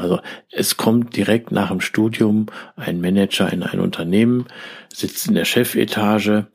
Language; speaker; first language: German; native; German